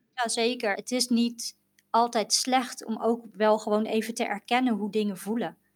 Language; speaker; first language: Dutch; native; Dutch